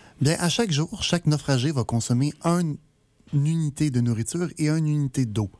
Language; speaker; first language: French; native; French